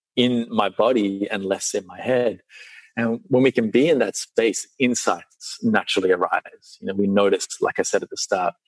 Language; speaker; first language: English; early bilingual, other home language; Sinhala